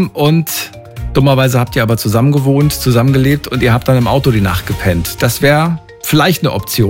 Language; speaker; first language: German; native; German